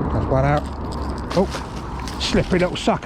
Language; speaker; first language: English; native; English